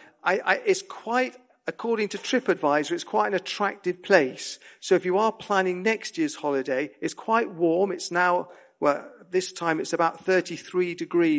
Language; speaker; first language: English; native; English